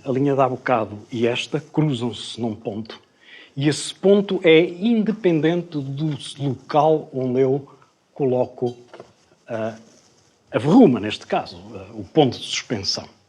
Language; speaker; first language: Portuguese; native; Portuguese